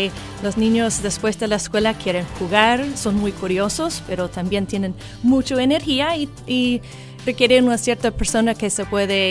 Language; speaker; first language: Spanish; non-native, fluent; English